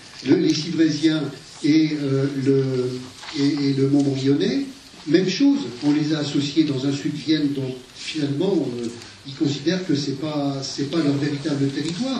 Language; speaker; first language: French; native; French